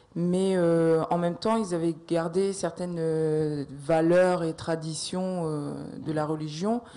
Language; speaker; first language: French; native; French